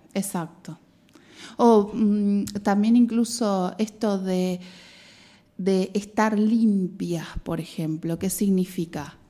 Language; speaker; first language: Spanish; native; Spanish